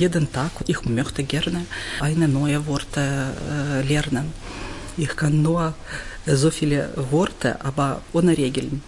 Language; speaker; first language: German; non-native, learner; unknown